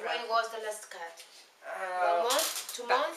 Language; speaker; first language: English; non-native, learner; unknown